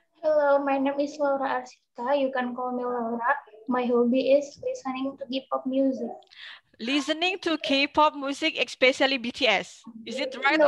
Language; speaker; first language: English; non-native, fluent; Indonesian